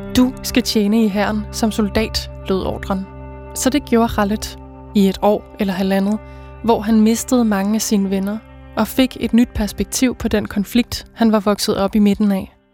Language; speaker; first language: Danish; native; Danish